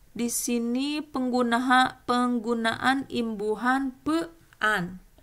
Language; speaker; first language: Indonesian; native; Indonesian